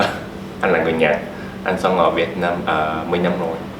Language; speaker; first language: Vietnamese; non-native, fluent; Japanese